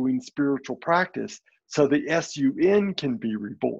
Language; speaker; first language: English; native; English